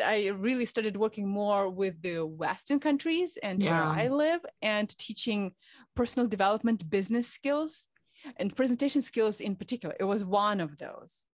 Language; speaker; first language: English; non-native, fluent; Ukrainian